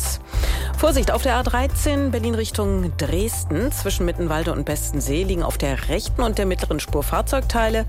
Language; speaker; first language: German; native; German